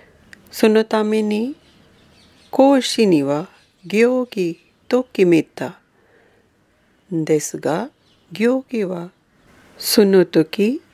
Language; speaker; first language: Japanese; non-native, fluent; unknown